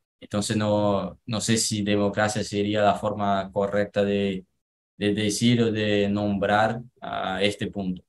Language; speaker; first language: Spanish; non-native, learner; Portuguese